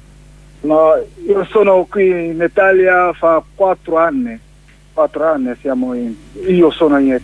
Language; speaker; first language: Italian; non-native, learner; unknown